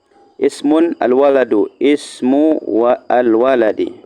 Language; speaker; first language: Arabic; non-native, fluent; Indonesian